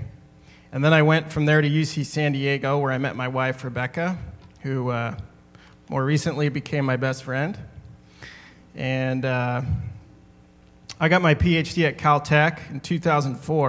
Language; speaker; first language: English; native; English